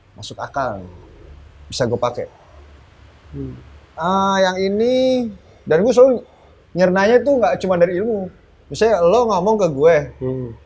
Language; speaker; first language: Indonesian; native; Indonesian